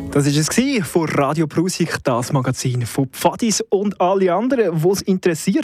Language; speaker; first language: German; native; German